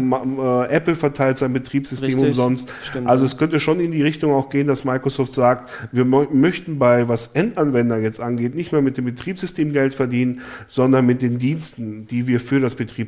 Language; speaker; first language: German; native; German